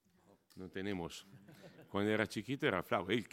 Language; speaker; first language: Spanish; non-native, fluent; Italian